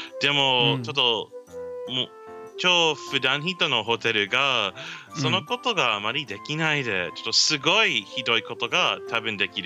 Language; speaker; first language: Japanese; non-native, learner; English